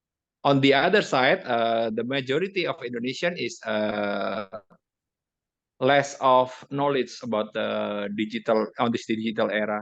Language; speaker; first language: English; non-native, learner; Indonesian